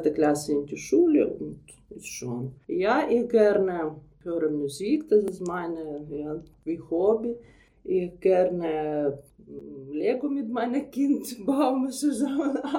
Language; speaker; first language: German; non-native, learner; Ukrainian